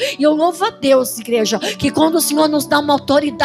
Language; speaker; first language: Portuguese; native; Portuguese